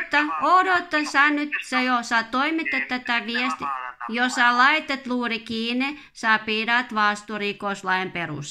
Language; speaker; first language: Finnish; non-native, fluent; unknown